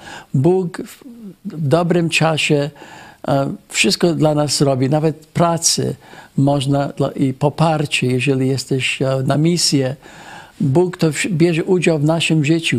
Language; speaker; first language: Polish; early bilingual, heritage; Polish